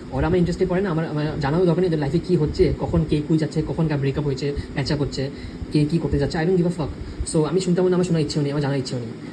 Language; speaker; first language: Bangla; early bilingual, heritage; Bangla